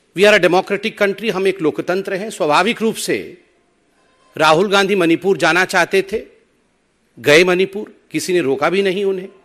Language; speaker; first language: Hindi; non-native, local second language; Odia